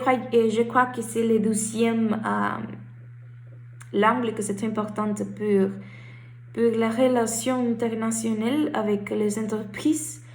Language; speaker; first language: French; non-native, learner; Spanish